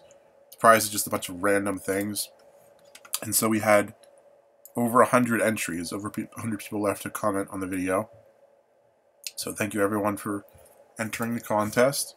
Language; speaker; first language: English; native; English